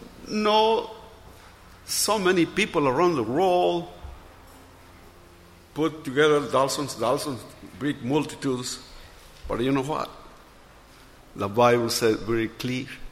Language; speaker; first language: English; non-native, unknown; Spanish